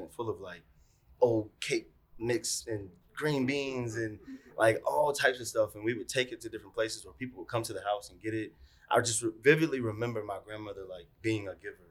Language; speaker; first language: English; native; English